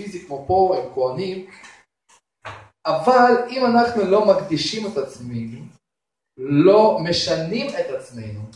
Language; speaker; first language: Hebrew; non-native, fluent; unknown